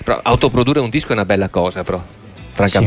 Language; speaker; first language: Italian; native; Italian